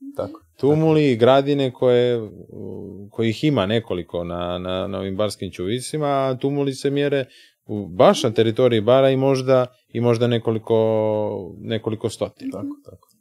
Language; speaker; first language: Serbian; native; Serbian